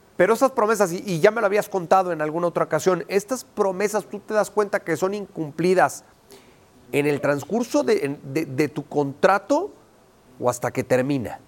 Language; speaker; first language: Spanish; native; Spanish